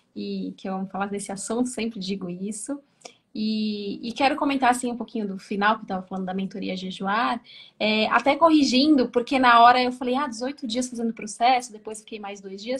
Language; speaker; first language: Portuguese; native; Portuguese